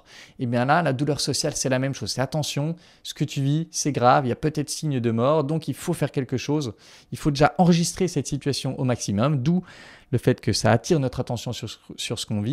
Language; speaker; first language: French; native; French